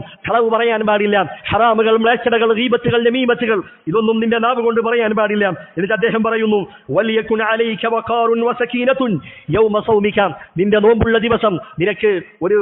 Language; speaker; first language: Malayalam; native; Malayalam